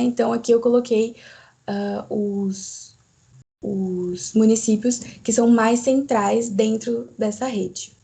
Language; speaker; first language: Portuguese; native; Portuguese